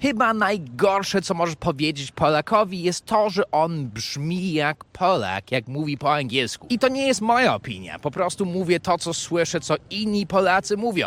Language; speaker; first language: Polish; non-native, fluent; English